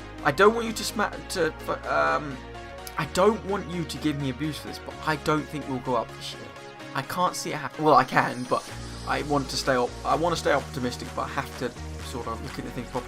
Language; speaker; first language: English; native; English